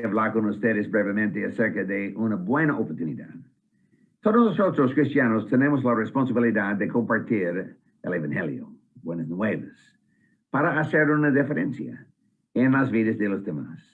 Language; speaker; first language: Spanish; non-native, fluent; English